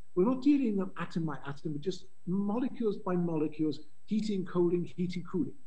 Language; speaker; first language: English; native; English